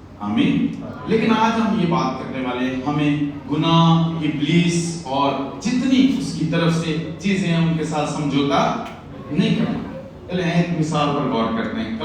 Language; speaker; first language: Urdu; non-native, local second language; Punjabi